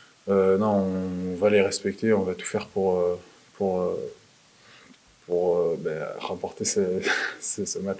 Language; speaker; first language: French; native; French